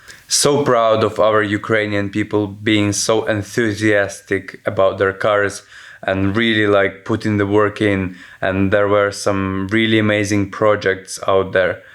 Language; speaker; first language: English; non-native, fluent; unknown